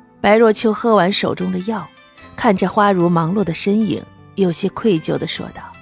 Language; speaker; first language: Chinese; native; Chinese